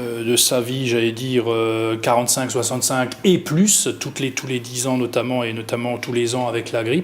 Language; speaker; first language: French; native; French